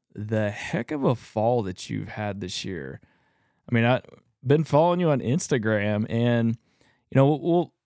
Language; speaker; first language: English; native; English